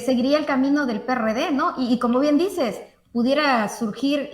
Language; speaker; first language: Spanish; native; Spanish